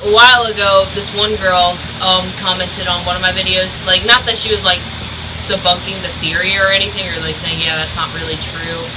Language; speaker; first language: English; native; English